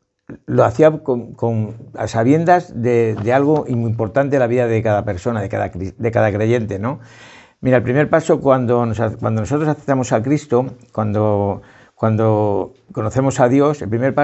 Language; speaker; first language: Spanish; native; Spanish